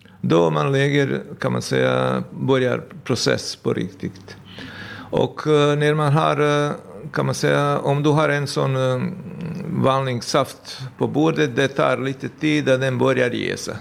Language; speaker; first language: Swedish; non-native, fluent; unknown